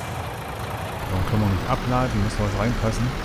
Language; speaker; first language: German; native; German